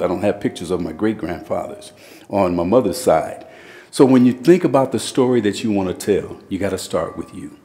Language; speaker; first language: English; native; English